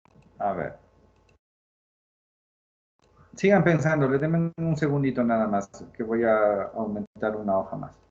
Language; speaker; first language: Spanish; native; Spanish